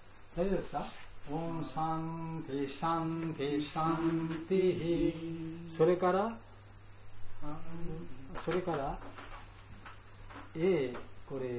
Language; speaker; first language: Japanese; non-native, learner; Bangla